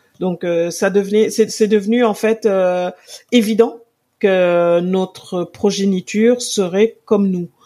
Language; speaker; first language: French; non-native, local second language; Wolof